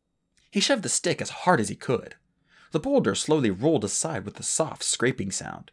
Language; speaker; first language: English; native; English